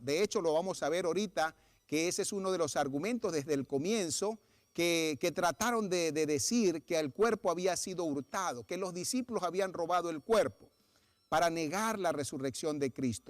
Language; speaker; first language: Spanish; native; Spanish